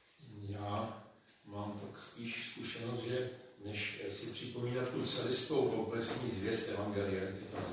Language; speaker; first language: Czech; native; Czech